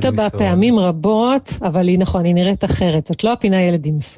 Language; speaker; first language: Hebrew; native; Hebrew